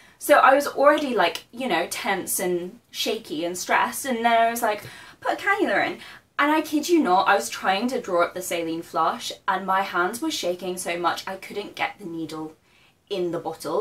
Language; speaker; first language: English; native; English